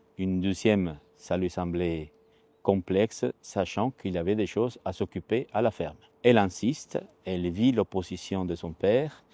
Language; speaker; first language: French; non-native, fluent; Spanish